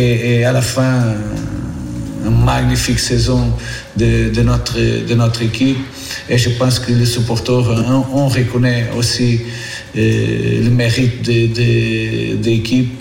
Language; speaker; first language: French; non-native, fluent; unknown